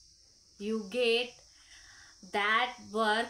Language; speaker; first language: English; non-native, local second language; Hindi